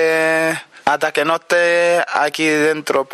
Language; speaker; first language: Spanish; non-native, learner; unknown